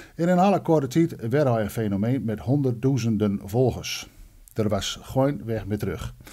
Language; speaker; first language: Dutch; native; Dutch